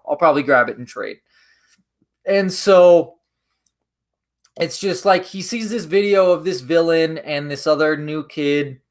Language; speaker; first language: English; native; English